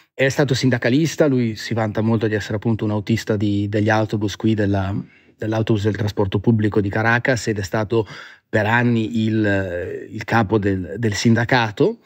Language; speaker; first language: Italian; native; Italian